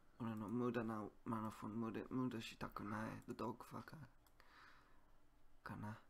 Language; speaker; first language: Japanese; non-native, learner; English